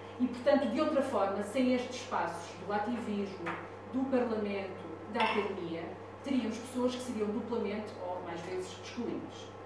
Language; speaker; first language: Portuguese; non-native, fluent; Italian